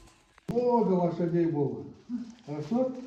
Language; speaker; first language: Russian; non-native, local second language; Kazakh